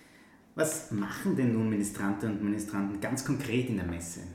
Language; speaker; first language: German; native; German